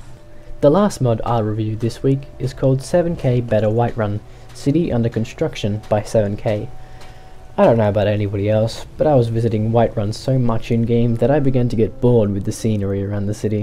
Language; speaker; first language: English; native; English